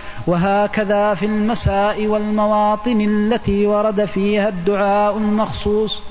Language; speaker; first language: Arabic; native; Arabic